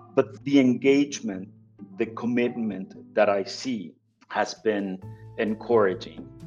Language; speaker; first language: English; non-native, fluent; Spanish